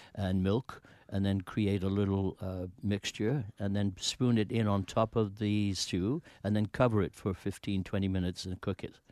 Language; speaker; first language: English; native; English